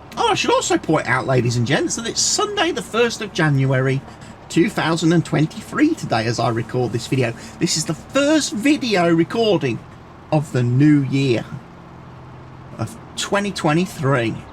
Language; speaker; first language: English; native; English